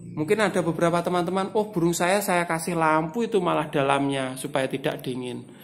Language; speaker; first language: Indonesian; non-native, local second language; Javanese